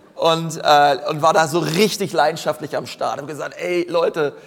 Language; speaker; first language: German; native; German